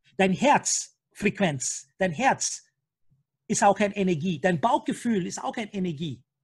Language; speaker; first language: German; non-native, fluent; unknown